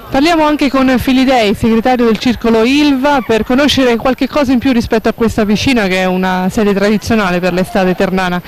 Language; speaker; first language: Italian; native; Italian